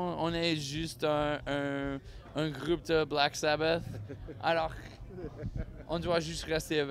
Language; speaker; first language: French; non-native, learner; English